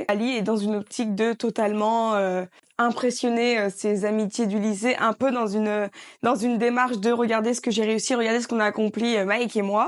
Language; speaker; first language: French; native; French